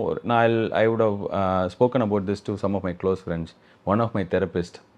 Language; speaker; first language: English; non-native, local second language; Tamil